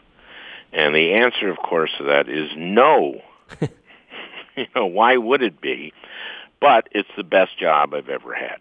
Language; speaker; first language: English; native; English